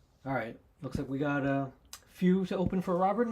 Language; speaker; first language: English; native; English